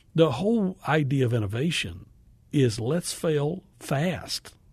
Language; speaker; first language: English; native; English